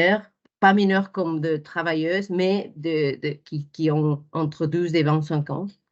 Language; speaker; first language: French; non-native, fluent; Spanish